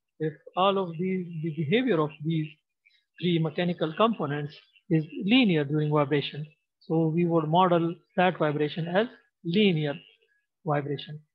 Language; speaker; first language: English; non-native, local second language; Pashto